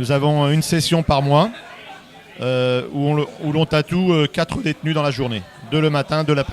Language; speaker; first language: French; native; French